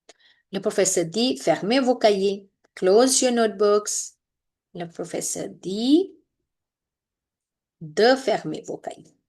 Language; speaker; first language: French; non-native, fluent; Hindi